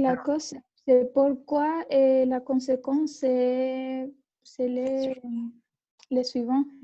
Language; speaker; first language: French; non-native, learner; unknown